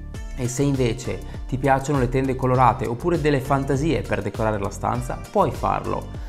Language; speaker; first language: Italian; native; Italian